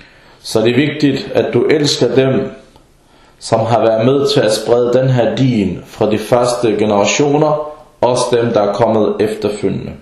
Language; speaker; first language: Danish; early bilingual, other home language; Arabic